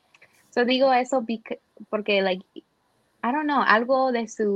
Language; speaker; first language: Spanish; early bilingual, heritage; Spanish